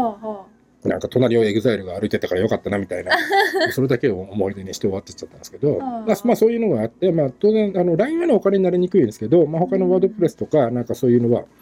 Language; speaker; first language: Japanese; native; Japanese